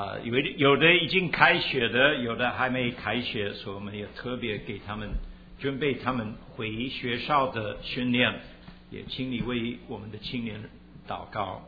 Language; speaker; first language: Chinese; early bilingual, heritage; Chinese